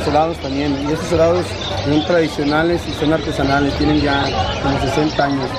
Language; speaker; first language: Spanish; native; Spanish